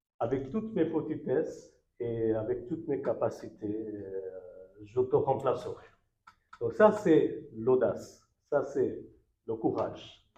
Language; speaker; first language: French; non-native, fluent; Bangla